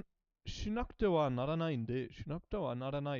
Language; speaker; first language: Japanese; non-native, learner; English